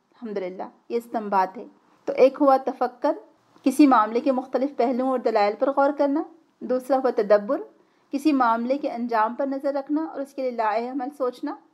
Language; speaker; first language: Urdu; native; Urdu